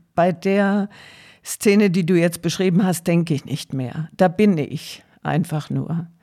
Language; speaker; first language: German; native; German